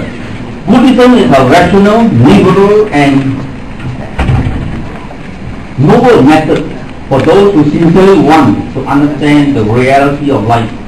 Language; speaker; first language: English; non-native, local second language; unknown